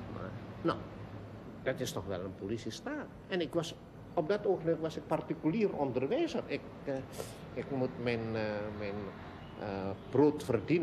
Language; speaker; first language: Dutch; non-native, local second language; Indonesian